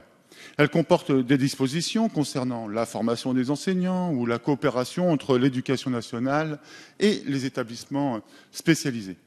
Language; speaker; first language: French; native; French